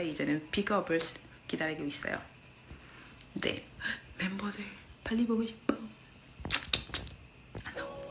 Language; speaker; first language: Korean; non-native, fluent; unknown